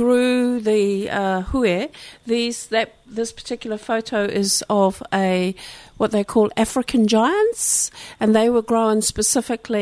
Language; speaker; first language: English; native; English